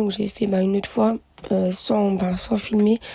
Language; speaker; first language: French; native; French